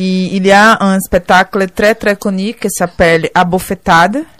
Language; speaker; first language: French; non-native, learner; Portuguese